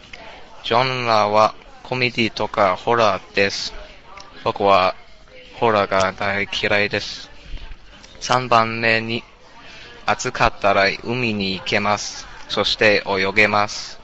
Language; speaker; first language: Japanese; non-native, learner; English